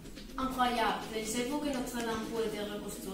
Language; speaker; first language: French; non-native, learner; Spanish